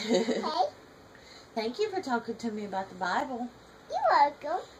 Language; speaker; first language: English; native; English